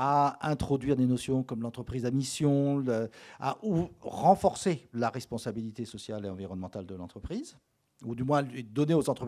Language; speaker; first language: French; native; French